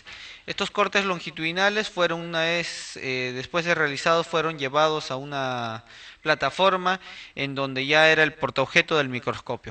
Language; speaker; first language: Spanish; native; Spanish